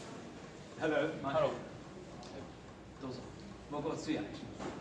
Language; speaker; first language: Japanese; non-native, fluent; English